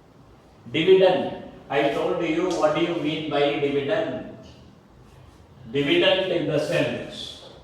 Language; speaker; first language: English; non-native, local second language; Tamil